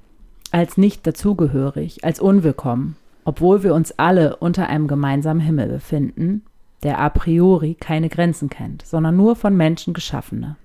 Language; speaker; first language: German; native; German